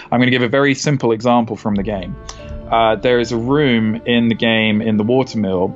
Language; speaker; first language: English; native; English